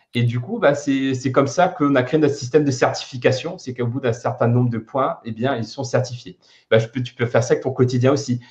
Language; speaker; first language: French; native; French